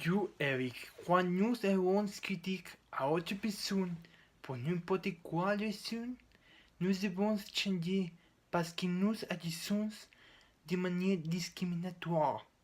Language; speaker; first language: French; non-native, learner; Spanish